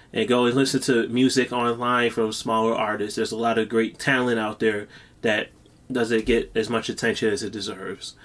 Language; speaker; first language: English; native; English